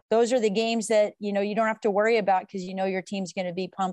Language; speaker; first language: English; native; English